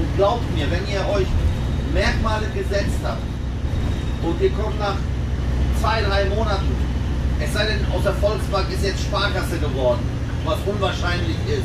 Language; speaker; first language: German; native; German